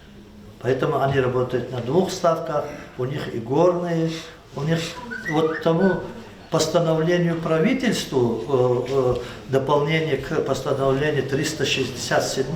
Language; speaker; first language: Russian; non-native, local second language; Lezghian